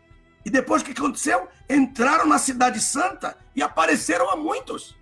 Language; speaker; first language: Portuguese; native; Portuguese